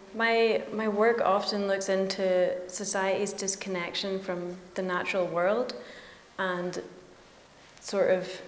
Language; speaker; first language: English; native; English